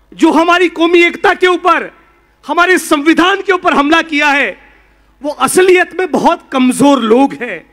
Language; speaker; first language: Hindi; non-native, local second language; Gujarati